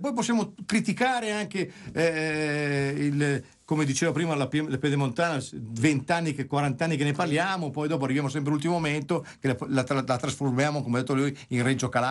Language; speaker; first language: Italian; native; Italian